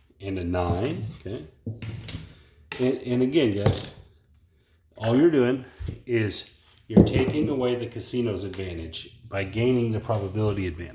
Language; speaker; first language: English; native; English